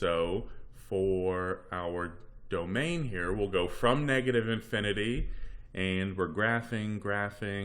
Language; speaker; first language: English; native; English